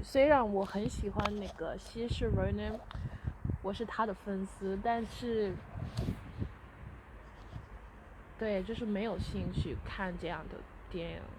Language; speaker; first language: Chinese; early bilingual, heritage; Chinese